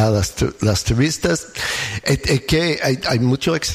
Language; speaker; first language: Spanish; non-native, learner; English